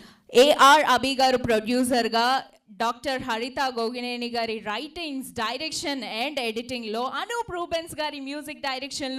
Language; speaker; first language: Telugu; native; Telugu